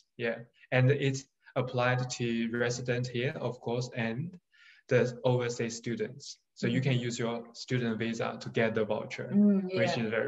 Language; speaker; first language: English; non-native, fluent; Chinese